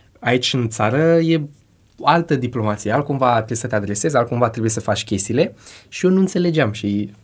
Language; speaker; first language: Romanian; early bilingual, heritage; Romanian